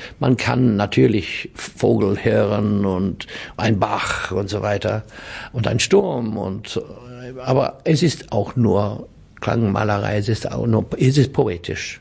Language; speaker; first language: German; non-native, learner; English